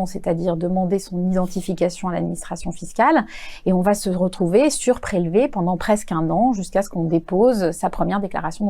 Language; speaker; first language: French; native; French